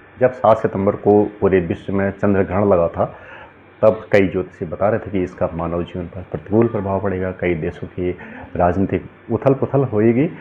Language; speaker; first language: Hindi; native; Hindi